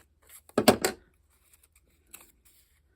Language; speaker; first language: English; native; English